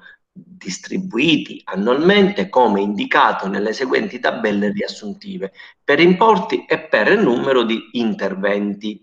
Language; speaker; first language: Italian; native; Italian